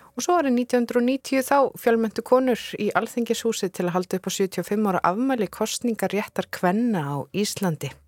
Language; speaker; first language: Icelandic; native; Icelandic